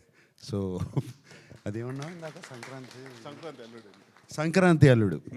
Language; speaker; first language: Telugu; native; Telugu